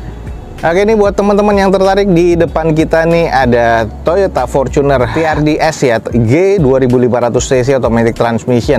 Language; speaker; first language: Indonesian; native; Indonesian